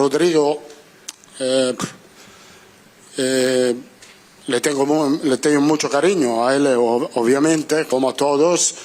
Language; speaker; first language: Spanish; non-native, fluent; Italian